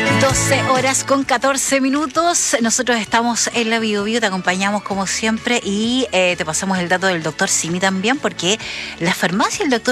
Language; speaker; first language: Spanish; native; Spanish